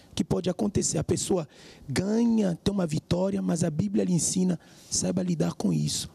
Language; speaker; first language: Portuguese; non-native, fluent; French